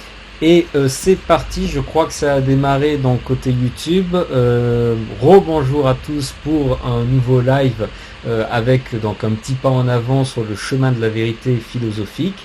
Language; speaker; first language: French; native; French